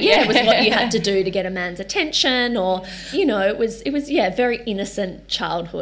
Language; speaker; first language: English; native; English